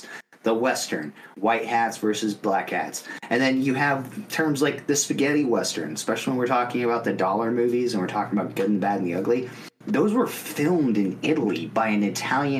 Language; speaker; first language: English; native; English